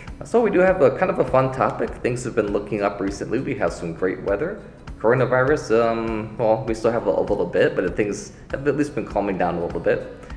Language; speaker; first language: English; native; English